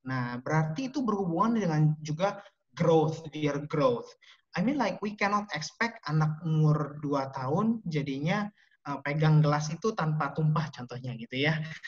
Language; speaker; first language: Indonesian; native; Indonesian